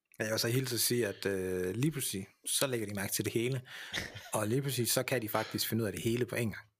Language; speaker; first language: Danish; early bilingual, other home language; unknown